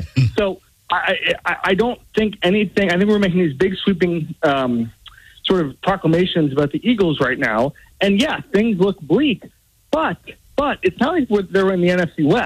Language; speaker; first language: English; native; English